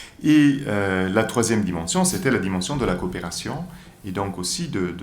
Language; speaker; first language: French; native; French